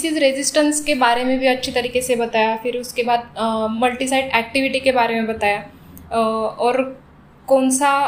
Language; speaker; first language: Hindi; non-native, local second language; Marathi